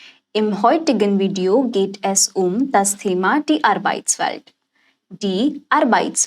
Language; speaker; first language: German; non-native, fluent; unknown